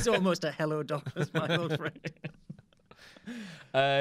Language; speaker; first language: English; native; English